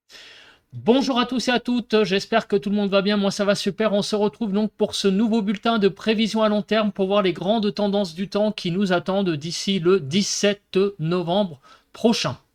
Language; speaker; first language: French; native; French